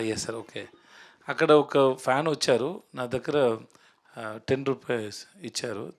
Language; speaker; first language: Telugu; non-native, learner; Tamil